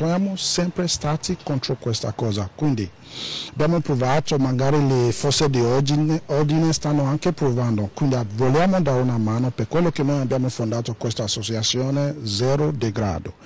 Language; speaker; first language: Italian; non-native, fluent; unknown